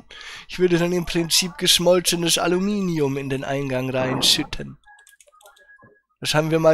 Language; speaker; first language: German; native; German